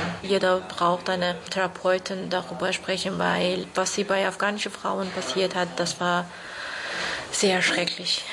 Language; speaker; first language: German; non-native, fluent; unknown